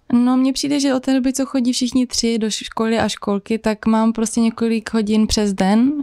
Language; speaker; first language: Czech; native; Czech